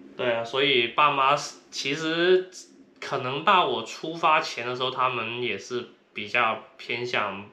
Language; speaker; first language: Chinese; non-native, local second language; Cantonese